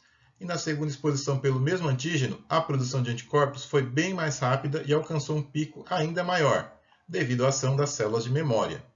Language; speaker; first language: Portuguese; native; Portuguese